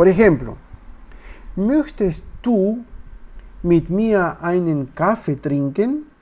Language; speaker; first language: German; non-native, learner; Spanish